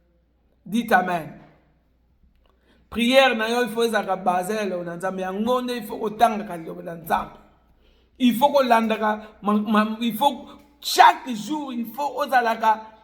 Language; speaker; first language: French; non-native, local second language; Lingala